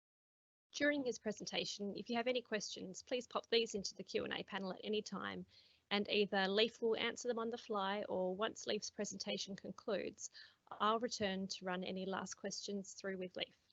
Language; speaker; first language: English; native; English